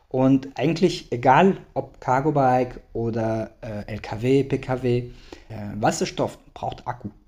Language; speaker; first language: German; non-native, fluent; French